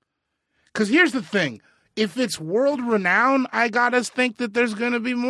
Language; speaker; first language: English; native; English